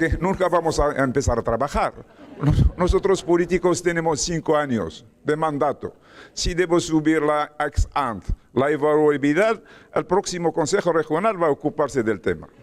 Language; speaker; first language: Spanish; non-native, fluent; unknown